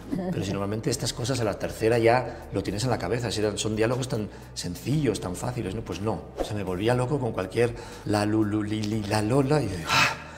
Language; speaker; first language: Spanish; native; Spanish